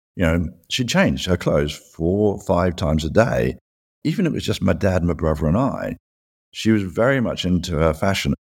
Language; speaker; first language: English; native; English